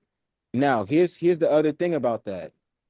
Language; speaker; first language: English; native; English